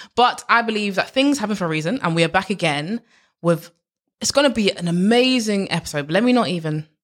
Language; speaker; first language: English; native; English